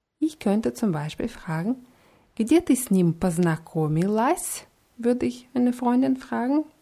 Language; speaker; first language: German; non-native, fluent; Russian